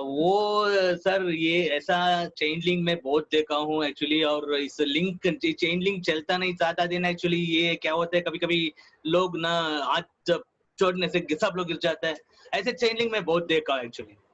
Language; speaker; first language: Hindi; non-native, local second language; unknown